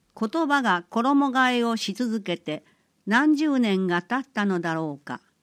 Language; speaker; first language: Japanese; early bilingual, other home language; Persian